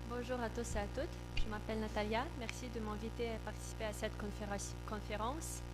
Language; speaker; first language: French; non-native, learner; Russian